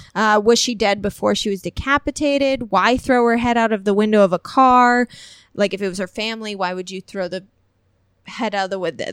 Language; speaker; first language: English; native; English